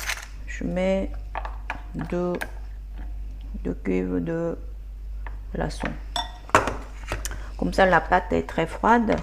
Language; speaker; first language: French; non-native, learner; Korean